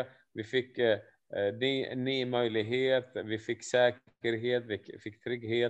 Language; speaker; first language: Swedish; non-native, fluent; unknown